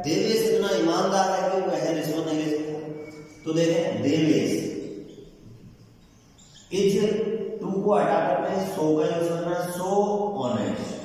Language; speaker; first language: Hindi; native; Hindi